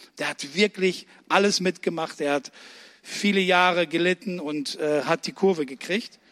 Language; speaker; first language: German; early bilingual, other home language; Russian